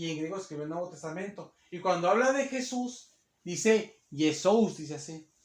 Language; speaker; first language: Spanish; native; Spanish